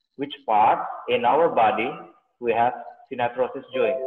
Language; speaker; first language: English; non-native, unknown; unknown